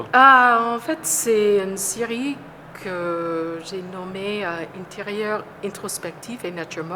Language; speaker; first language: French; non-native, fluent; English